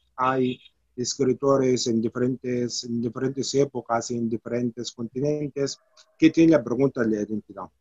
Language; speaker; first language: Spanish; non-native, fluent; Arabic